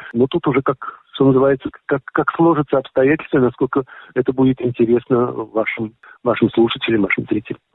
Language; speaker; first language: Russian; native; Russian